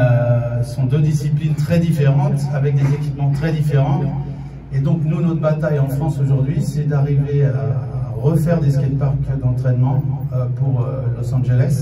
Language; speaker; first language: French; native; French